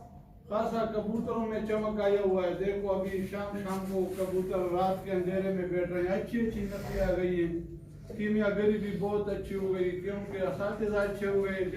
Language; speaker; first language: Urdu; non-native, local second language; Pashto